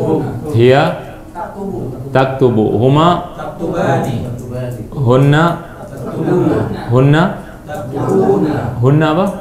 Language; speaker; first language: Arabic; non-native, fluent; Indonesian